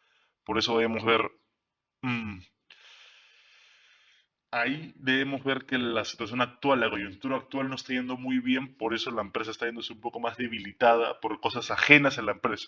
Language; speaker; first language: Spanish; native; Spanish